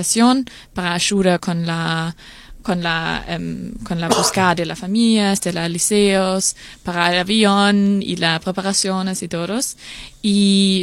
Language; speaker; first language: Spanish; non-native, learner; German